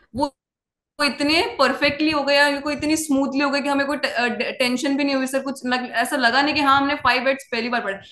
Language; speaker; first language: Hindi; native; Hindi